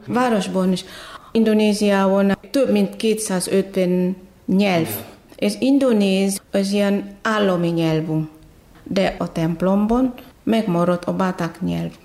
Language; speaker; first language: Hungarian; non-native, fluent; Batak Toba